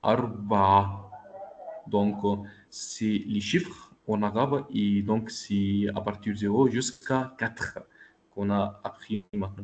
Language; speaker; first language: French; non-native, local second language; Arabic